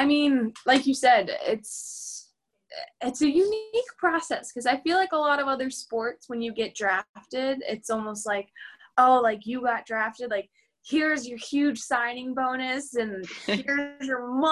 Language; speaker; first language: English; native; English